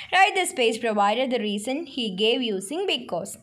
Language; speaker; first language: English; non-native, local second language; Malayalam